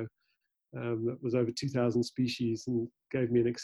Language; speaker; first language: English; native; English